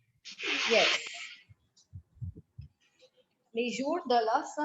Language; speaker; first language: French; non-native, fluent; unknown